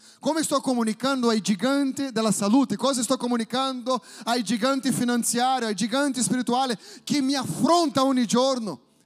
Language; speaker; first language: Italian; non-native, fluent; Portuguese